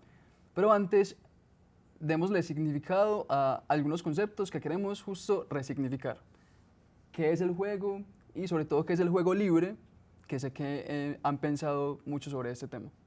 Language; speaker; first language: Spanish; native; Spanish